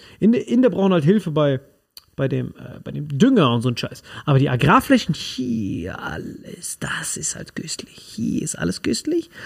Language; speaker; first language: German; non-native, fluent; Spanish